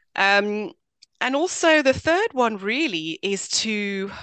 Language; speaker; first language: English; native; English